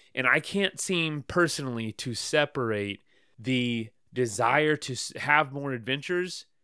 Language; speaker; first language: English; native; English